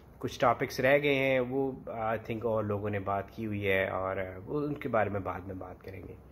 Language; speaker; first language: Urdu; non-native, local second language; Punjabi